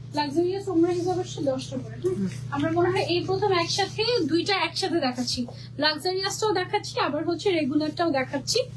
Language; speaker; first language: Bangla; native; Bangla